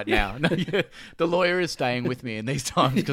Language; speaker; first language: English; native; English